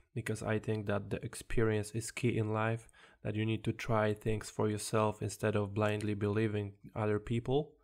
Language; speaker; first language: English; non-native, fluent; Polish